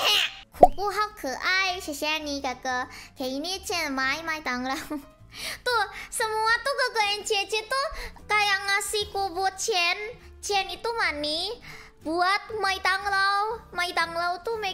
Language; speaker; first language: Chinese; non-native, learner; Indonesian